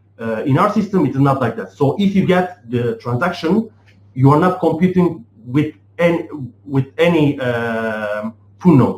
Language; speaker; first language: English; non-native, fluent; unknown